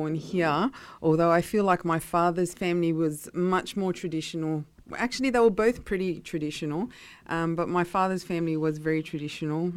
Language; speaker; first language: English; non-native, local second language; Italian